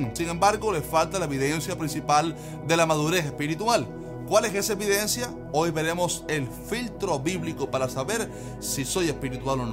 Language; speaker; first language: Spanish; native; Spanish